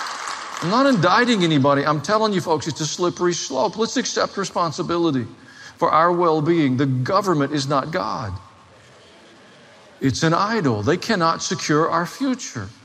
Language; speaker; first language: English; native; English